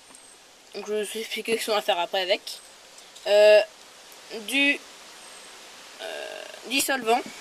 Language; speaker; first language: French; native; French